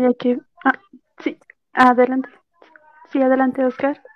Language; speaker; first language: Spanish; native; Spanish